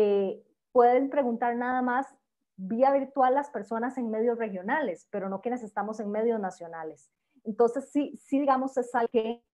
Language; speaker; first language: Spanish; native; Spanish